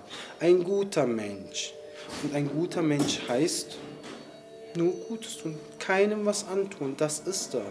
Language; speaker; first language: German; early bilingual, other home language; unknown